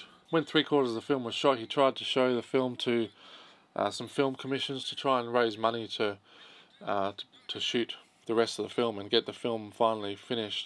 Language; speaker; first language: English; native; English